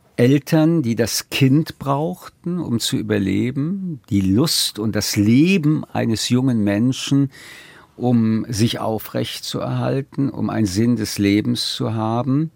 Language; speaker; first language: German; early bilingual, other home language; French